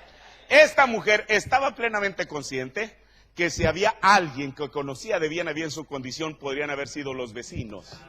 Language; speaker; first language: Spanish; native; Spanish